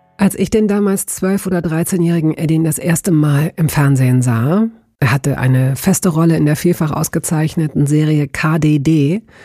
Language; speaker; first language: German; native; German